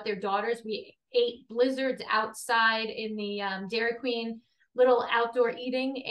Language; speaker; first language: English; native; English